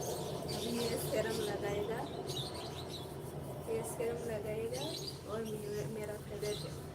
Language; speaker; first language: Hindi; non-native, local second language; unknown